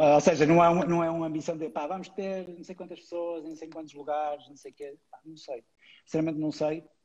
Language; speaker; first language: Portuguese; native; Portuguese